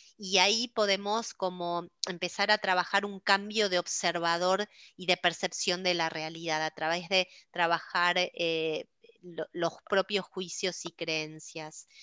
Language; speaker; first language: Spanish; native; Spanish